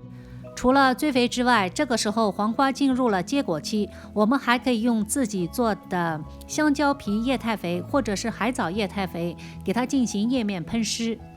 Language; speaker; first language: Chinese; native; Chinese